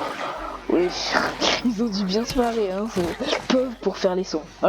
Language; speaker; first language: French; native; French